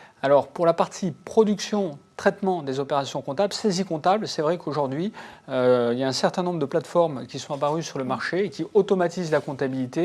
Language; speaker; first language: French; native; French